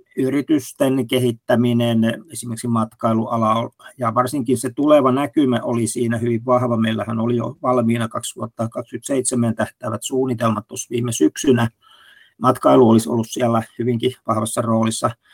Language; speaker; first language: Finnish; native; Finnish